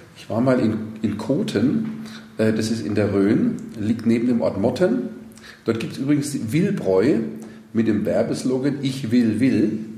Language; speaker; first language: German; native; German